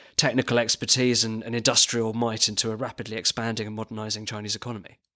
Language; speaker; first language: English; native; English